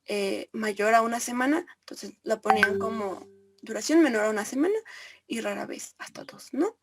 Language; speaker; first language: Spanish; native; Spanish